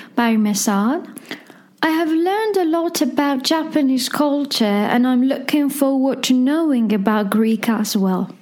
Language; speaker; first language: English; non-native, fluent; Persian